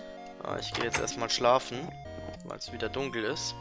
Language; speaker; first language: German; native; German